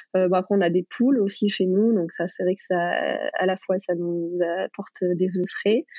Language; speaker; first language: French; native; French